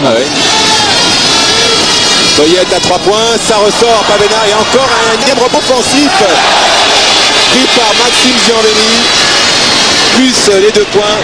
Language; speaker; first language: French; native; French